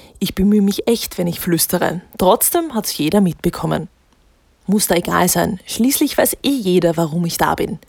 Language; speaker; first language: German; native; German